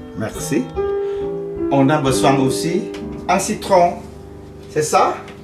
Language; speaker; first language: French; non-native, learner; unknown